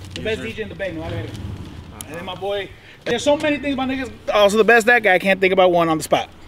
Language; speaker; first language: English; early bilingual, other home language; Spanish